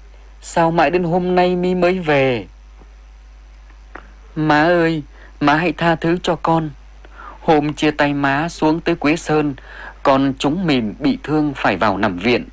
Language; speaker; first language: Vietnamese; native; Vietnamese